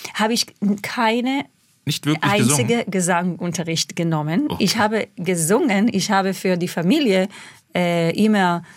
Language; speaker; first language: German; non-native, fluent; Hebrew